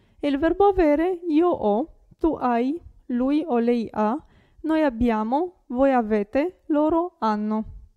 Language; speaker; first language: Italian; non-native, fluent; Romanian